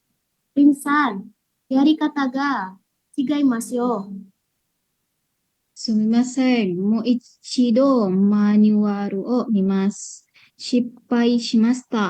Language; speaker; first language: Japanese; non-native, learner; Indonesian